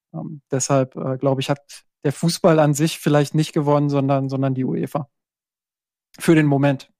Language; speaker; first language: German; native; German